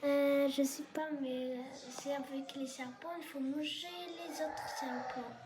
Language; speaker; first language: French; non-native, learner; German